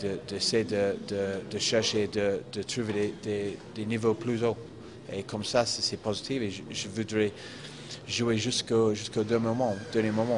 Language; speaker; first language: French; non-native, fluent; English